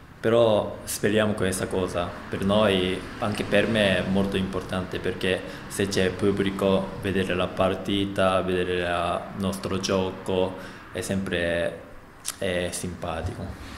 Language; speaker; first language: Italian; non-native, learner; Japanese